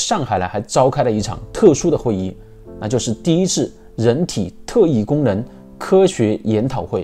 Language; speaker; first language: Chinese; native; Chinese